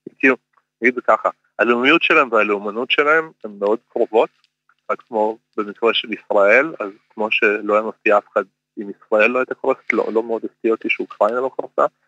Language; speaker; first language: Hebrew; early bilingual, other home language; Russian